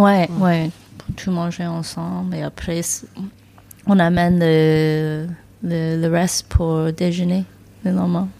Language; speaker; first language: French; non-native, learner; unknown